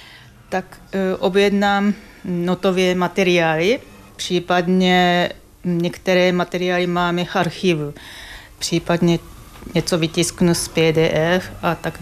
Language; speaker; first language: Czech; non-native, fluent; Japanese